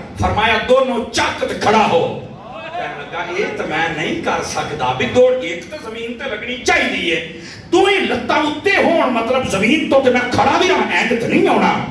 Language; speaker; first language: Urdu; non-native, local second language; Punjabi